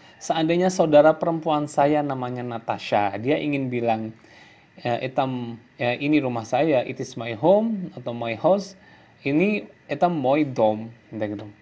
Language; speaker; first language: Indonesian; native; Indonesian